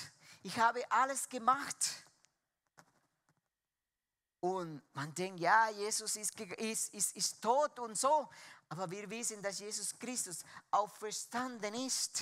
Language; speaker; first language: German; non-native, fluent; Spanish